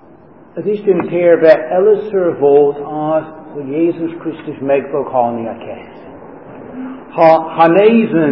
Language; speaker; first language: Hungarian; non-native, fluent; English